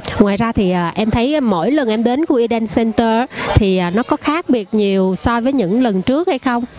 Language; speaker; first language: Vietnamese; native; Vietnamese